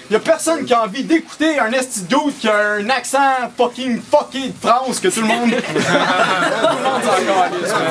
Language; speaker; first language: French; native; French